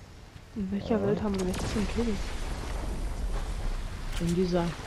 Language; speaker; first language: German; native; German